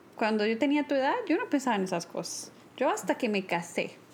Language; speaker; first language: Spanish; early bilingual, heritage; Spanish